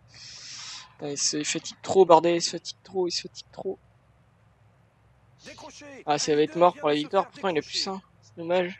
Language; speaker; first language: French; native; French